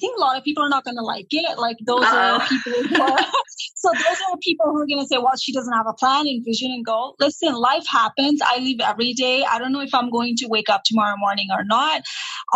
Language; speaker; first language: English; non-native, local second language; Nepali